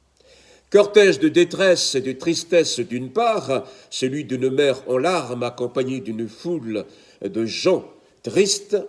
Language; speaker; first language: French; native; French